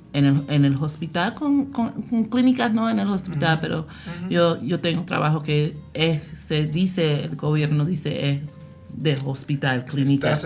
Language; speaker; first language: Spanish; early bilingual, heritage; Spanish